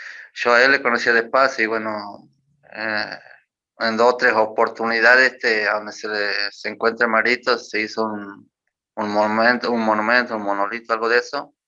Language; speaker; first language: Spanish; native; Spanish